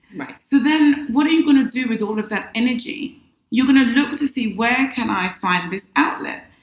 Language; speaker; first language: English; native; English